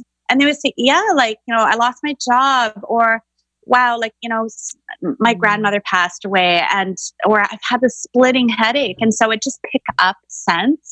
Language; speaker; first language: English; native; English